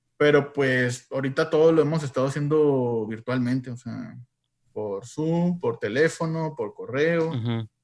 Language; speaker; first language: Spanish; native; Spanish